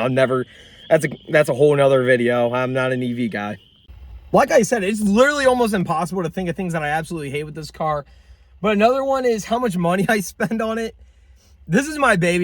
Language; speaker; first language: English; native; English